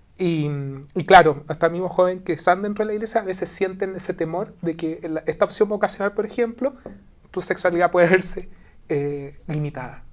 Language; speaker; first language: Spanish; native; Spanish